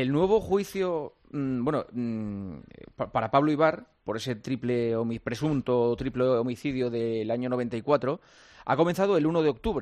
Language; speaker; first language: Spanish; native; Spanish